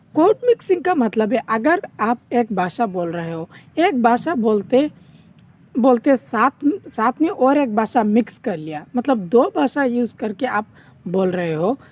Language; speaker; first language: Hindi; non-native, local second language; Bangla